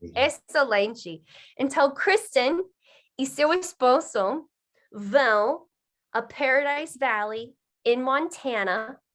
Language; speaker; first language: Portuguese; non-native, fluent; English